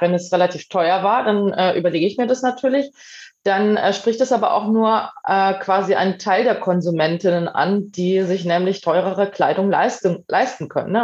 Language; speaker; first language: German; native; German